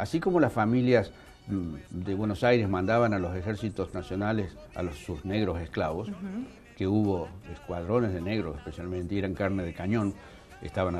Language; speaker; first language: Spanish; native; Spanish